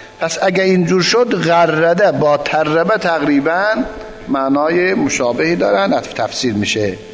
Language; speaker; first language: Persian; non-native, local second language; Azerbaijani